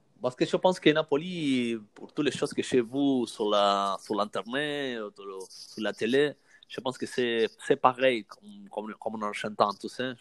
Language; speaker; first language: French; non-native, learner; Spanish